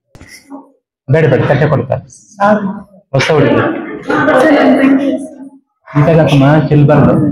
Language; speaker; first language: Kannada; native; Kannada